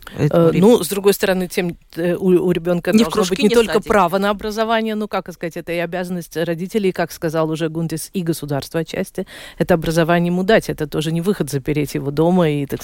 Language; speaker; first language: Russian; native; Russian